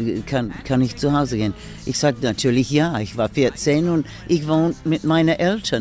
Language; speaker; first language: German; non-native, learner; English